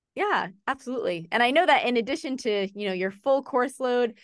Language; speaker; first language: English; native; English